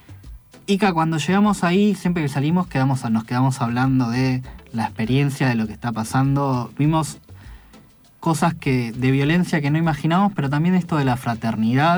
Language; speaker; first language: Spanish; native; Spanish